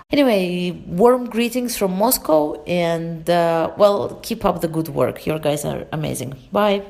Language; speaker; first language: English; non-native, fluent; Russian